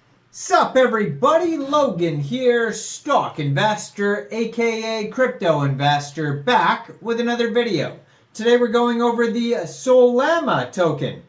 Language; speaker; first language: English; native; English